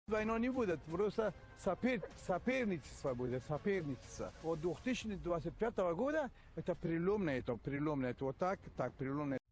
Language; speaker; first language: Russian; non-native, fluent; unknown